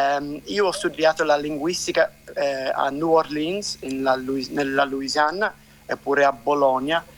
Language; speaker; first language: Italian; non-native, fluent; English